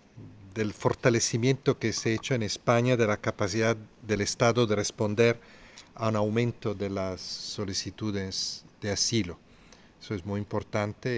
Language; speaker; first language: Spanish; non-native, fluent; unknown